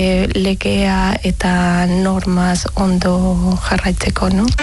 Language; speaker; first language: Basque; non-native, learner; Spanish